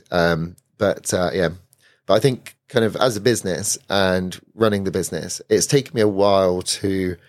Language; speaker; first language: English; native; English